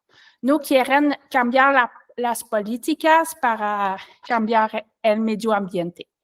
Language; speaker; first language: Spanish; non-native, learner; French